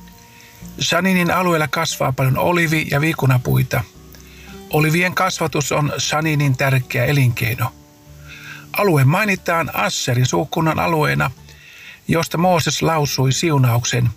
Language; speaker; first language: Finnish; native; Finnish